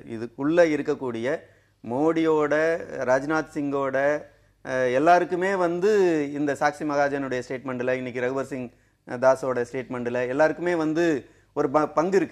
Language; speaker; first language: Tamil; native; Tamil